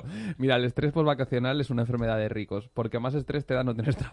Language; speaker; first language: Spanish; native; Spanish